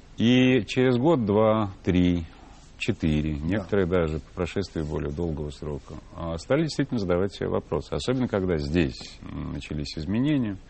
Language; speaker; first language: Russian; native; Russian